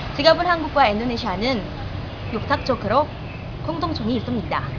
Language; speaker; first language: Korean; non-native, learner; Indonesian